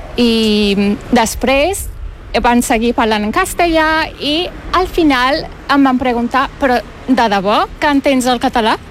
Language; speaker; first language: Catalan; non-native, fluent; Turkish